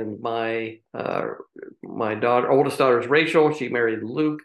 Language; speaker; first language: English; native; English